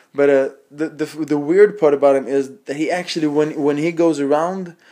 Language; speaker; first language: English; non-native, fluent; Swedish